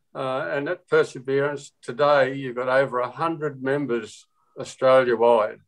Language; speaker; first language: English; native; English